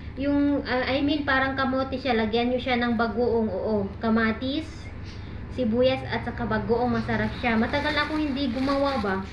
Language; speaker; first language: Filipino; non-native, local second language; Iloko